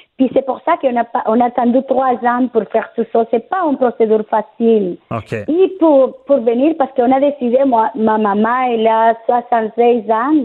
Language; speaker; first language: French; non-native, fluent; Spanish